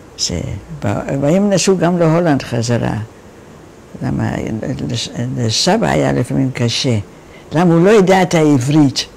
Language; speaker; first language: Hebrew; non-native, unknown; Dutch